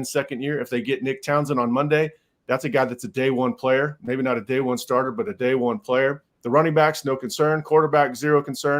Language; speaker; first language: English; native; English